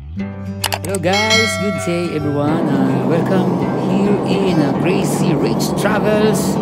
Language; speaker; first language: English; non-native, learner; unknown